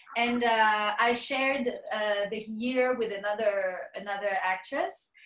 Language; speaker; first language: English; non-native, local second language; French